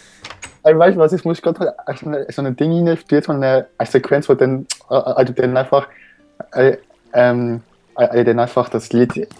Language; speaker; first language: German; native; German